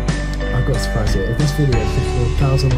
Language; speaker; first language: English; native; English